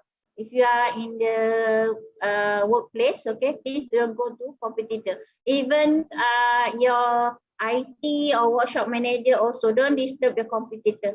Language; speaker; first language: English; non-native, local second language; Malay